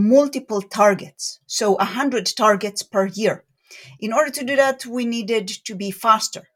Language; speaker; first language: English; non-native, fluent; Hebrew